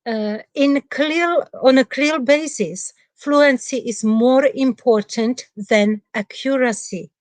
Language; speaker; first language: English; non-native, fluent; Czech